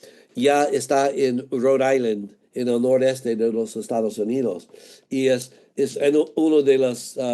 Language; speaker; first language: Spanish; non-native, fluent; English